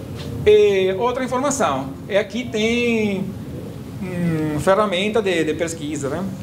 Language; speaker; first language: Portuguese; non-native, fluent; Italian